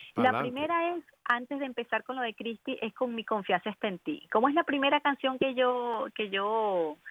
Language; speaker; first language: Spanish; native; Spanish